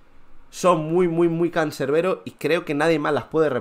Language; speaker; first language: Spanish; native; Spanish